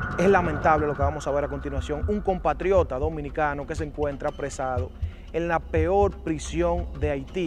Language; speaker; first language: Spanish; native; Spanish